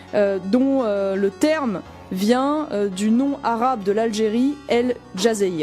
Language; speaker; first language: French; native; French